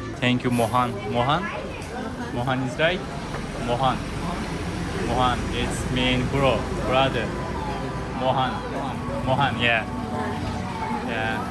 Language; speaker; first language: English; non-native, learner; Turkish